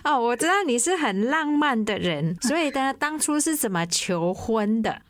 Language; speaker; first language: Chinese; native; Chinese